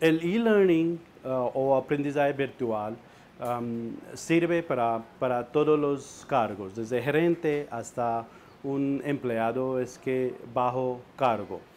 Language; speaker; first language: Spanish; non-native, learner; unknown